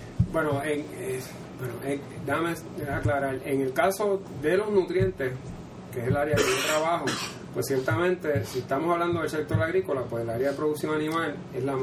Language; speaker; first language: Spanish; native; Spanish